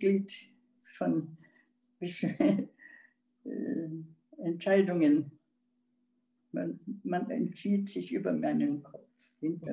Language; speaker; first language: German; non-native, local second language; Czech